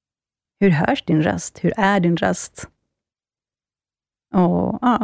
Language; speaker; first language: Swedish; early bilingual, other home language; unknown